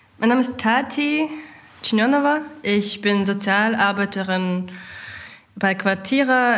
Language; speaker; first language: German; non-native, fluent; Russian